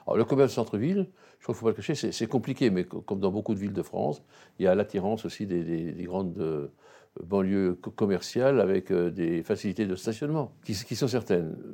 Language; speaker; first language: French; native; French